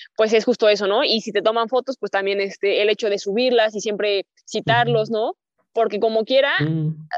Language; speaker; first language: Spanish; native; Spanish